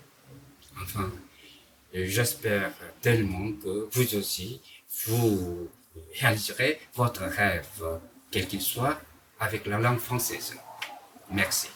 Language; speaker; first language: French; non-native, fluent; Korean